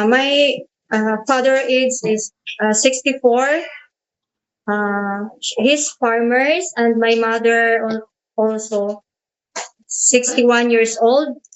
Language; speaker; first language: English; non-native, learner; Cebuano